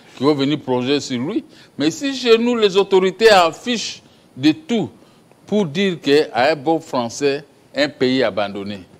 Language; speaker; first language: French; non-native, local second language; Lingala